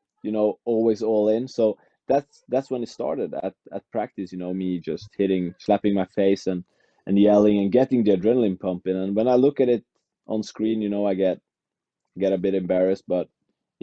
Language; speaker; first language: English; non-native, fluent; Norwegian